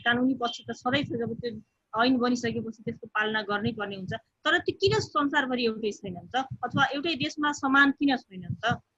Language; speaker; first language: Nepali; non-native, local second language; Bhojpuri